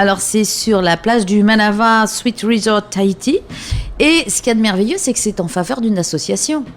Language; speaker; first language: French; native; French